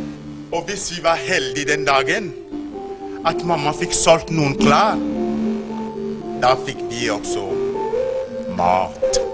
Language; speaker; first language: Norwegian; non-native, fluent; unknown